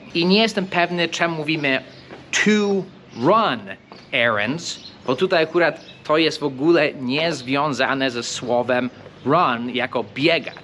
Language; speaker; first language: Polish; non-native, fluent; English